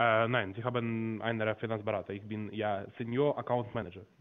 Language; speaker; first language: German; non-native, learner; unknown